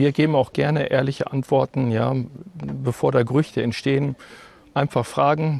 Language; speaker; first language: German; native; German